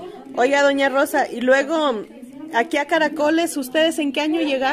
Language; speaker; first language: Spanish; native; Spanish